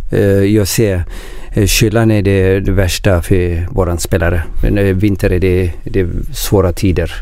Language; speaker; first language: Swedish; non-native, learner; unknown